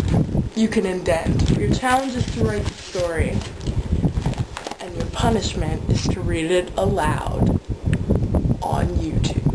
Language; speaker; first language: English; native; English